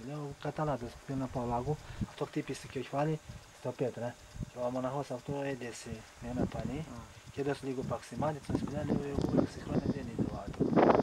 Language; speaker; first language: Greek; non-native, learner; Romanian